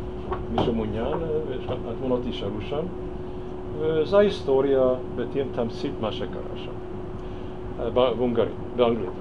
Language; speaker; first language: Hebrew; non-native, fluent; Hungarian